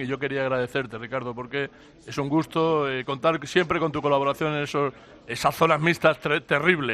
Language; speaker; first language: Spanish; native; Spanish